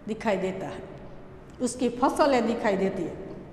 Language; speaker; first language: Hindi; non-native, local second language; Gujarati